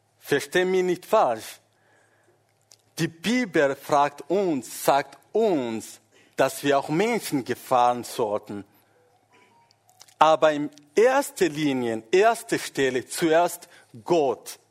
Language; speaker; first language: German; non-native, fluent; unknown